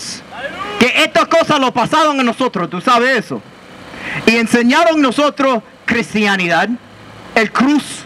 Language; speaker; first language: Spanish; non-native, learner; English